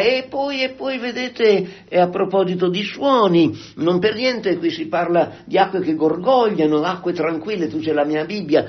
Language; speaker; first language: Italian; native; Italian